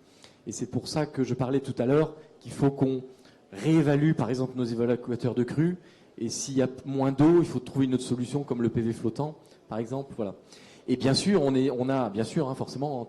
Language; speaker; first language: French; native; French